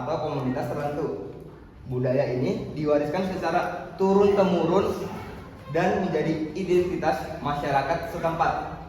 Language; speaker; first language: Indonesian; native; Indonesian